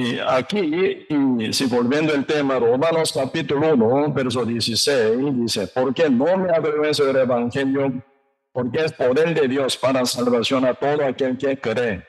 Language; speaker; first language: Spanish; non-native, learner; Korean